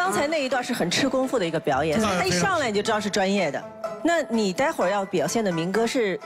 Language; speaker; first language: Chinese; native; Chinese